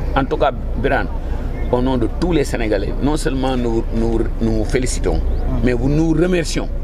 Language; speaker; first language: French; non-native, local second language; Wolof